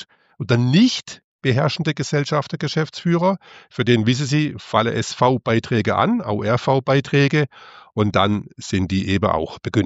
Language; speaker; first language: German; native; German